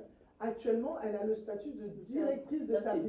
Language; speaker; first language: French; native; French